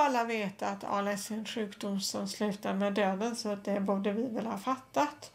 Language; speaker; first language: Swedish; native; Swedish